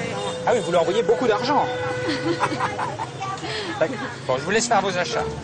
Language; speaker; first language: French; native; French